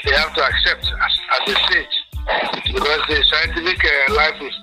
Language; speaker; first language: English; non-native, local second language; Bini